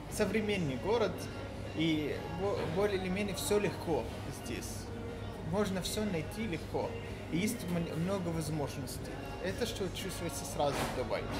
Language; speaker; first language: Russian; non-native, learner; Arabic